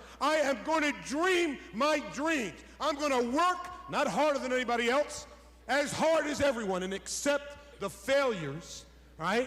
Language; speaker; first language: English; native; English